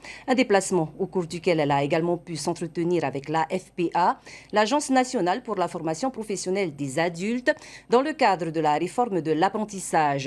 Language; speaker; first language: French; native; French